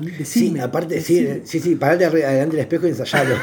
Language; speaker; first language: Spanish; native; Spanish